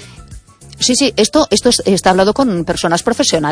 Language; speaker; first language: Spanish; native; Spanish